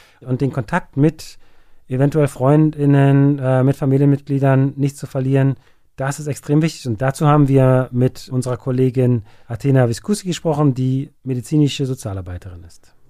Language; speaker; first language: German; native; German